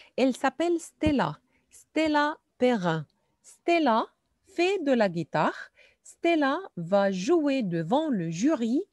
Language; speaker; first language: French; non-native, fluent; Arabic